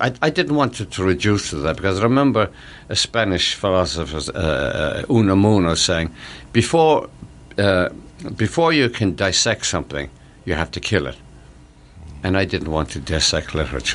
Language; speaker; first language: English; native; English